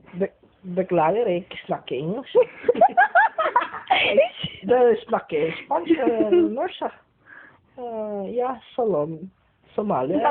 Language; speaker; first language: Norwegian; non-native, learner; Filipino